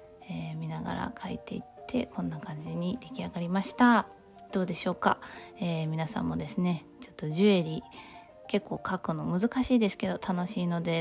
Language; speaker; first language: Japanese; native; Japanese